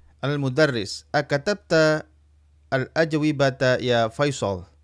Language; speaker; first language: Arabic; non-native, fluent; Indonesian